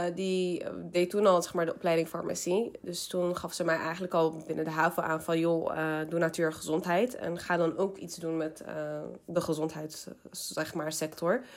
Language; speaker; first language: Dutch; early bilingual, other home language; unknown